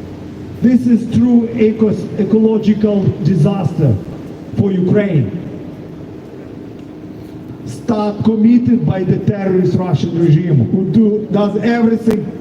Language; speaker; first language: English; non-native, fluent; Ukrainian